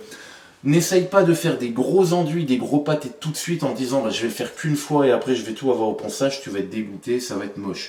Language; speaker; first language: French; native; French